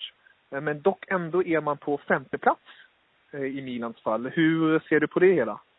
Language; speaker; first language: Swedish; native; Swedish